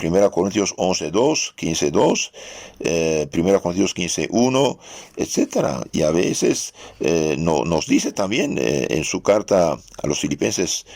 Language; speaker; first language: Spanish; non-native, fluent; French